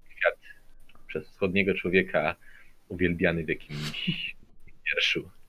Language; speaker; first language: Polish; native; Polish